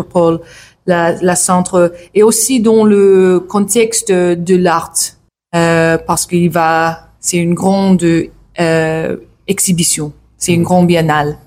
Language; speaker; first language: French; non-native, learner; English